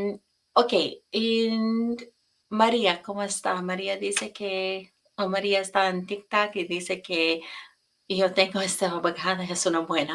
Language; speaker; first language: Spanish; non-native, fluent; English